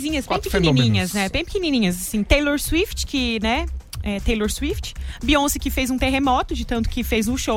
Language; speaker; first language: Portuguese; native; Portuguese